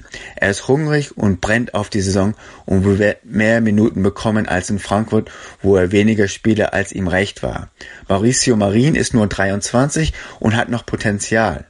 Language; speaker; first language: German; native; German